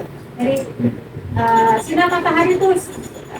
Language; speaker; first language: Indonesian; native; Indonesian